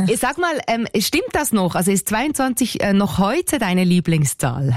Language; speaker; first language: German; native; German